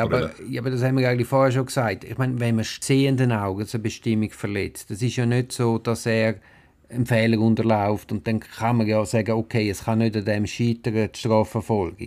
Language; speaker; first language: German; native; German